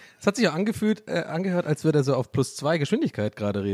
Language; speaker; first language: German; native; German